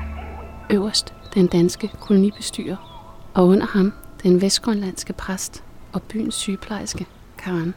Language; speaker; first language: Danish; native; Danish